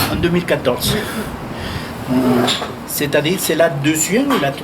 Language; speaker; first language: French; non-native, fluent; Spanish